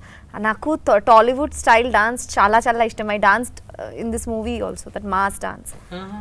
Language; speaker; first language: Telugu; non-native, learner; Bangla